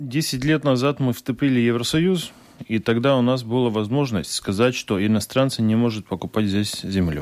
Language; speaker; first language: Russian; non-native, local second language; Latvian